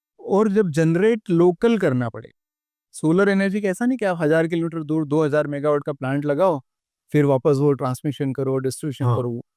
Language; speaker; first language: Hindi; native; Hindi